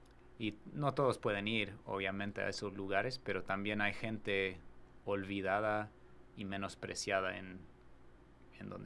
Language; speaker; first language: Spanish; non-native, fluent; English